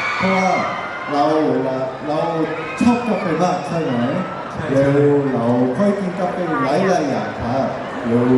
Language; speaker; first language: Thai; non-native, learner; Korean